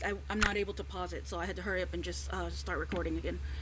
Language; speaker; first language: English; native; English